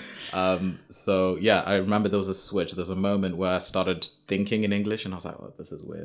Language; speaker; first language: English; non-native, local second language; Shona